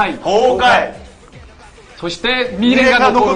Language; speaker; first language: Japanese; non-native, learner; Korean